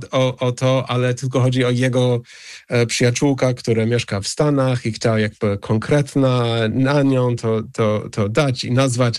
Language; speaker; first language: Polish; non-native, fluent; English